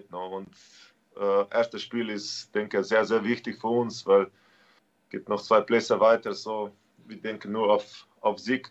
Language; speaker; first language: German; non-native, learner; Slovenian